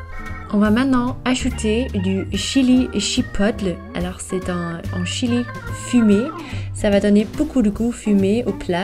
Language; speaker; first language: French; non-native, fluent; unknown